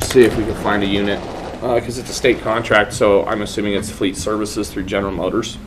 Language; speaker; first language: English; native; English